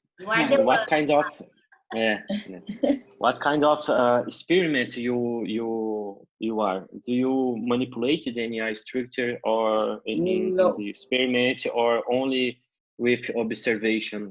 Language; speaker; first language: English; non-native, learner; Portuguese